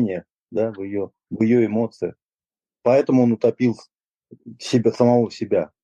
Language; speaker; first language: Russian; native; Russian